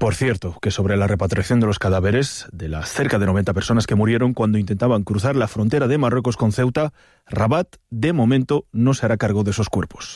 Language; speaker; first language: Spanish; native; Spanish